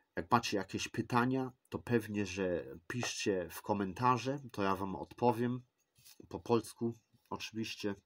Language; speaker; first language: Polish; early bilingual, heritage; Polish